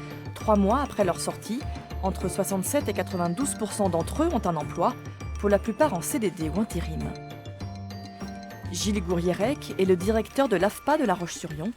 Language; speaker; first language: French; native; French